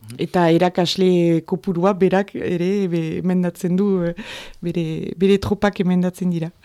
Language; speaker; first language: Basque; native; Basque